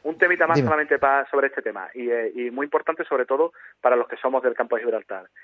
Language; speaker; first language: Spanish; native; Spanish